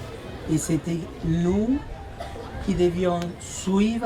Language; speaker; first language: French; non-native, fluent; Spanish